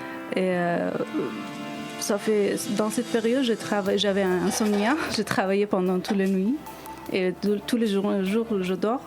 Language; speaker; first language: French; non-native, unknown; Persian